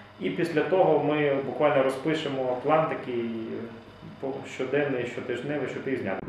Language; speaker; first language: Ukrainian; native; Ukrainian